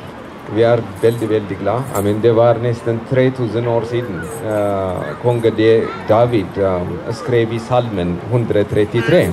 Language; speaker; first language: Norwegian; non-native, fluent; Amharic